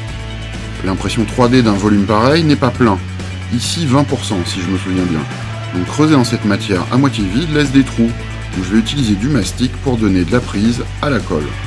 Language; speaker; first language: French; native; French